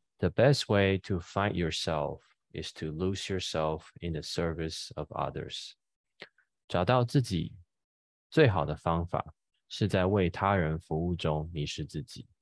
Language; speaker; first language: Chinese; native; Chinese